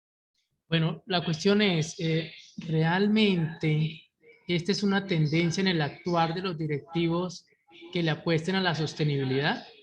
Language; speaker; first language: Spanish; native; Spanish